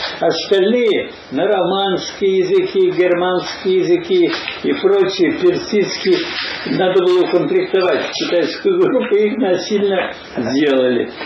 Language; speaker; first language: Russian; native; Russian